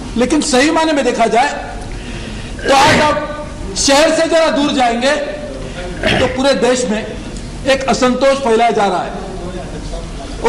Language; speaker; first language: Hindi; non-native, local second language; Marathi